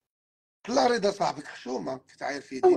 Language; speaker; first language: Arabic; native; Arabic